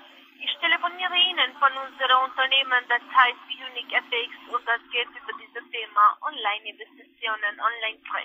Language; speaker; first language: German; non-native, learner; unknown